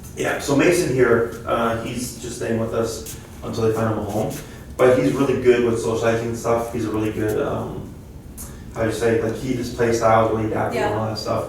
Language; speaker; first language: English; native; English